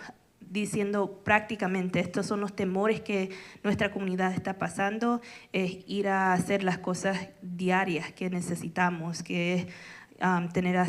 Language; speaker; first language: Spanish; early bilingual, other home language; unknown